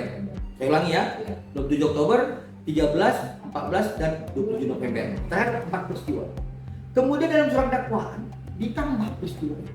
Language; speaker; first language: Indonesian; native; Indonesian